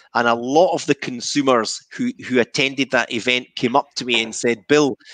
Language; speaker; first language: English; native; English